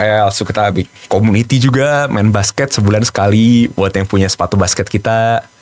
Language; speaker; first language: Indonesian; native; Indonesian